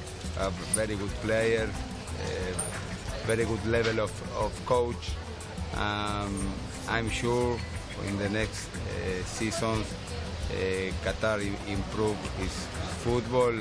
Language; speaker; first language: English; non-native, learner; Spanish